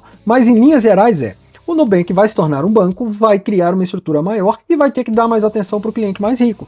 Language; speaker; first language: Portuguese; native; Portuguese